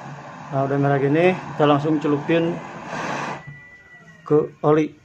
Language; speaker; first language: Indonesian; native; Indonesian